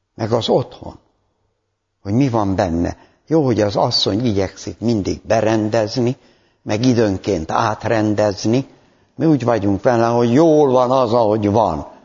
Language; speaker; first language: Hungarian; native; Hungarian